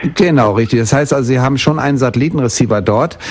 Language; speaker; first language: German; native; German